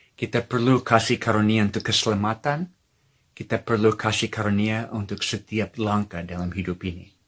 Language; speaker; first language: Indonesian; non-native, fluent; English